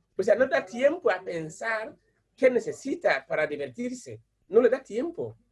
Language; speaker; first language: Spanish; non-native, fluent; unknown